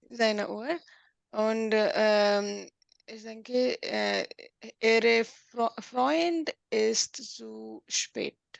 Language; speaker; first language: German; non-native, learner; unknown